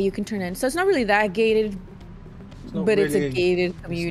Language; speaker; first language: English; native; English